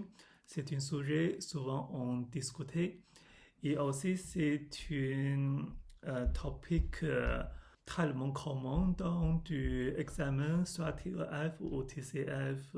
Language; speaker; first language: French; non-native, learner; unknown